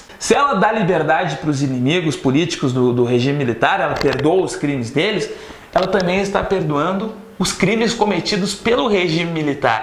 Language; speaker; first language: Portuguese; native; Portuguese